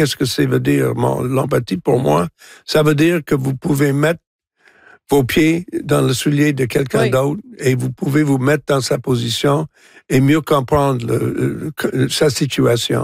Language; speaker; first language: French; non-native, local second language; English